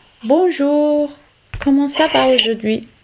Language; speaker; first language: French; non-native, learner; Italian